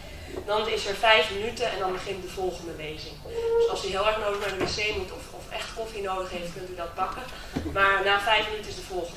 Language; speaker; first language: Dutch; native; Dutch